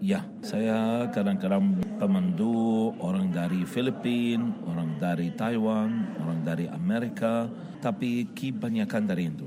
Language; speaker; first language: Indonesian; non-native, fluent; Arabic